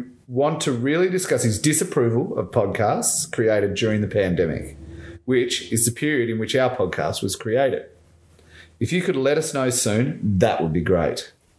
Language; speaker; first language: English; native; English